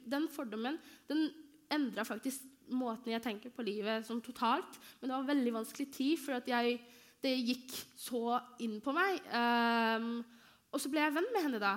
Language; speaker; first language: Norwegian; early bilingual, other home language; Somali